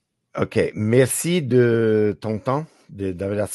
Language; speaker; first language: French; non-native, learner; Italian